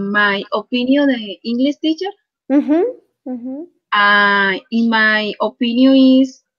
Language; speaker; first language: English; non-native, learner; Spanish